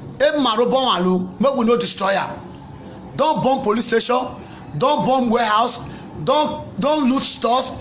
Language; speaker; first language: Nigerian Pidgin; native; Nigerian Pidgin